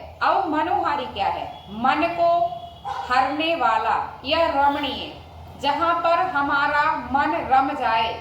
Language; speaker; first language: Hindi; native; Hindi